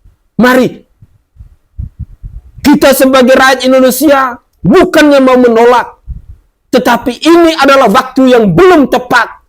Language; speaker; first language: Indonesian; native; Indonesian